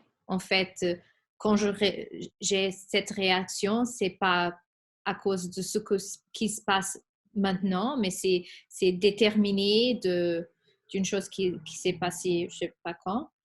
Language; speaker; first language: French; non-native, fluent; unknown